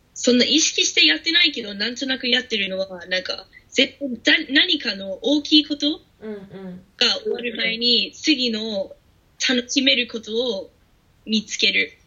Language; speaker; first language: Japanese; non-native, fluent; English